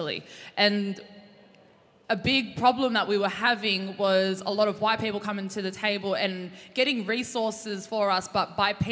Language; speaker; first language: English; native; English